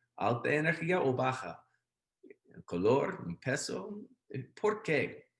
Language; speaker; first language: Spanish; non-native, learner; English